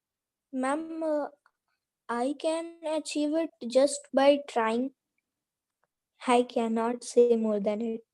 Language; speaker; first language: English; non-native, learner; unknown